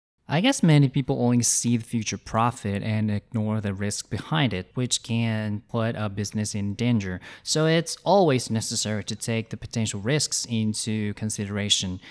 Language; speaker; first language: English; non-native, fluent; Chinese